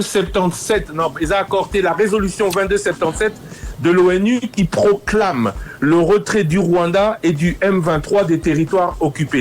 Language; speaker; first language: French; non-native, local second language; Lingala